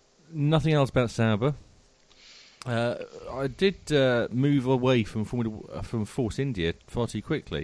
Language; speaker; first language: English; native; English